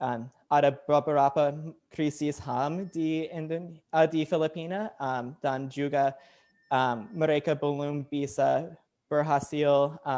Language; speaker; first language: Indonesian; non-native, learner; English